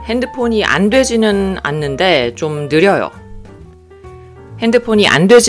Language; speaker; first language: Korean; non-native, learner; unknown